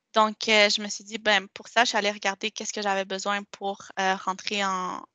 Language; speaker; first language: French; non-native, local second language; Spanish